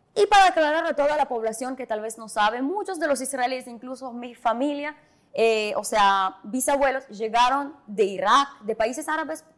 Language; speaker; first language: Spanish; non-native, fluent; Hebrew